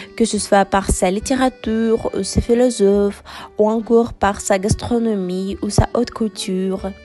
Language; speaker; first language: French; non-native, fluent; Russian